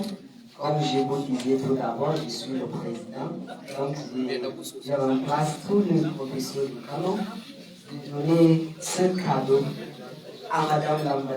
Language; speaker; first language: French; non-native, fluent; Hausa